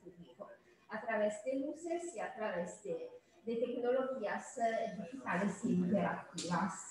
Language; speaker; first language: Spanish; non-native, fluent; Italian